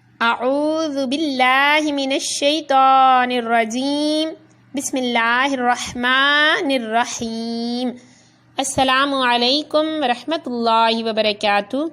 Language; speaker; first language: Urdu; non-native, local second language; Punjabi